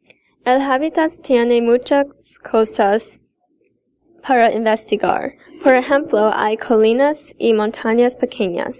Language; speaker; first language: Spanish; non-native, learner; English